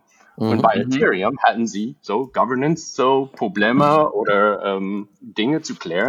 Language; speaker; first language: German; non-native, fluent; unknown